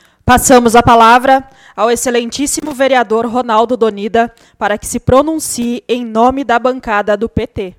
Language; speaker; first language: Portuguese; native; Portuguese